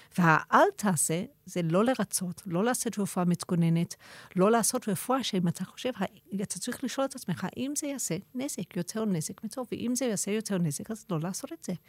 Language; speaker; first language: Hebrew; non-native, fluent; English